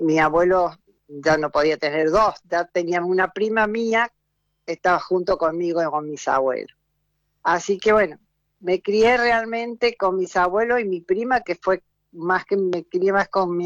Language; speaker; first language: Spanish; native; Spanish